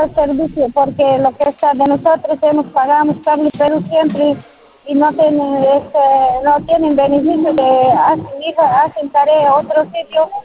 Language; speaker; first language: Spanish; non-native, local second language; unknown